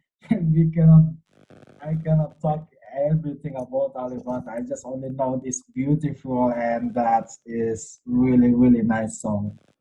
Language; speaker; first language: English; non-native, learner; Indonesian